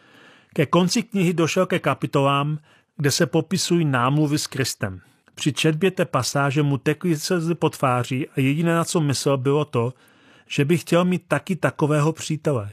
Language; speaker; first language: Czech; native; Czech